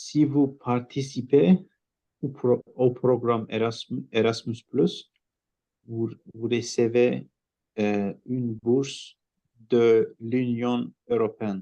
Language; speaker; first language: French; non-native, learner; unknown